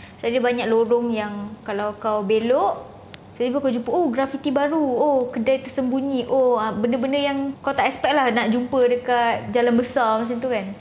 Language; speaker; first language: Malay; native; Malay